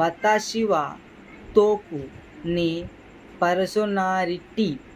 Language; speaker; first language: Japanese; non-native, learner; Telugu